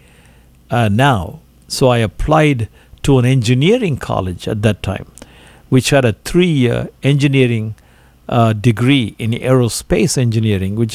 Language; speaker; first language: English; non-native, local second language; Tamil